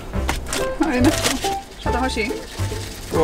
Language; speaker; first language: Japanese; non-native, learner; English